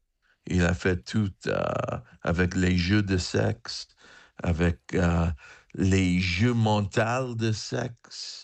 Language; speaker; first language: French; non-native, learner; English